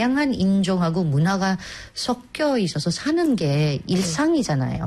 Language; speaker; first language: Korean; native; Korean